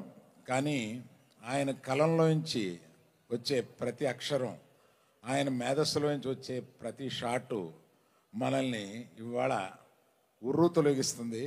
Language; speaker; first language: Telugu; native; Telugu